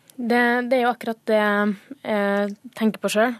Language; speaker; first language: Norwegian; native; Norwegian